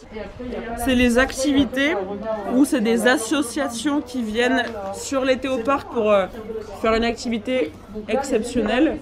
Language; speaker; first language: French; native; French